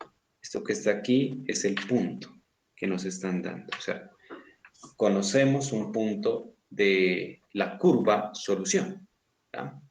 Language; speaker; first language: Spanish; native; Spanish